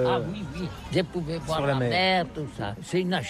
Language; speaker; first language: French; non-native, learner; Catalan